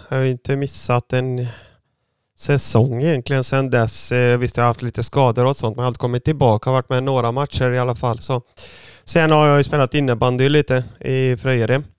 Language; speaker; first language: Swedish; early bilingual, other home language; Bosnian